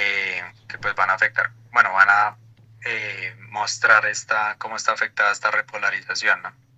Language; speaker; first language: Spanish; native; Spanish